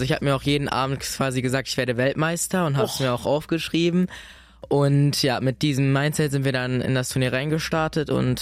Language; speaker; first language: German; native; German